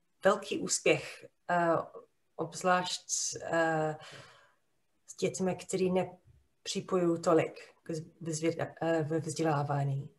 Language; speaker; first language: Czech; non-native, fluent; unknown